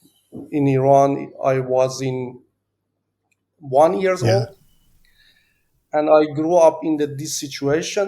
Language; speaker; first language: English; non-native, learner; Persian